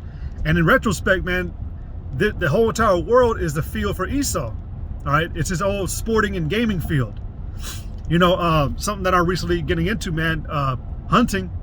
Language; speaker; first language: English; native; English